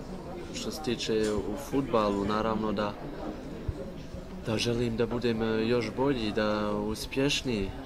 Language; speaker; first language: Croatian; early bilingual, heritage; Bosnian